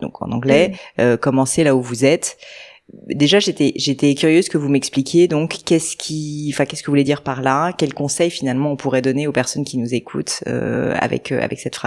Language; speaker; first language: French; native; French